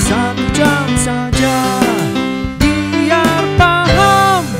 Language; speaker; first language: Indonesian; native; Indonesian